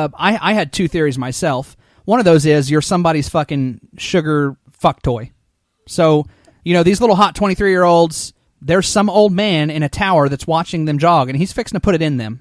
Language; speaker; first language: English; native; English